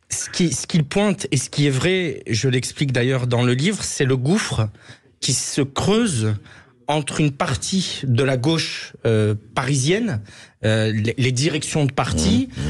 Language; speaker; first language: French; native; French